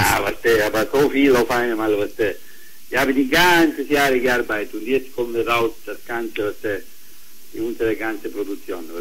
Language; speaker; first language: German; non-native, learner; Italian